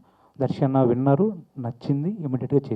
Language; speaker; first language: Telugu; native; Telugu